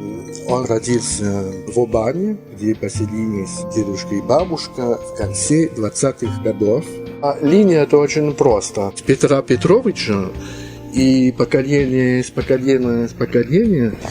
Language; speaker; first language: Russian; early bilingual, heritage; Russian